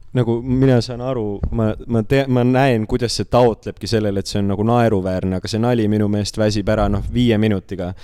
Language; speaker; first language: Estonian; native; Estonian